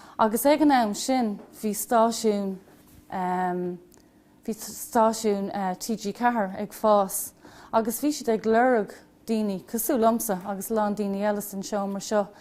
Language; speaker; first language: Irish; non-native, local second language; English